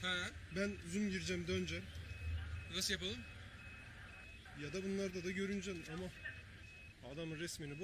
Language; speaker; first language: Turkish; native; Turkish